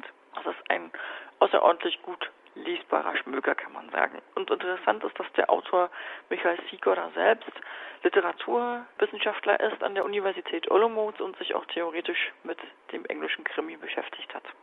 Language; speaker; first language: German; native; German